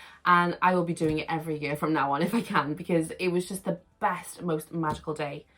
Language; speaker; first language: English; native; English